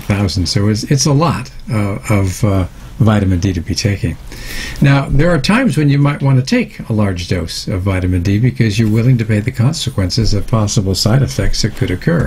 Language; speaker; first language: English; native; English